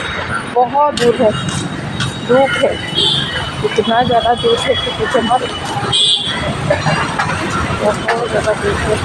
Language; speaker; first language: Hindi; non-native, local second language; Assamese